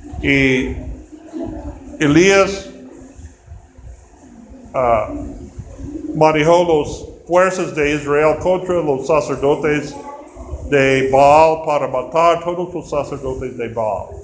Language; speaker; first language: Spanish; non-native, fluent; English